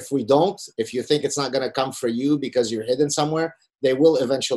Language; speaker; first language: English; early bilingual, other home language; Arabic